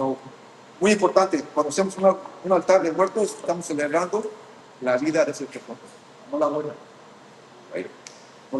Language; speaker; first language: Spanish; early bilingual, heritage; Spanish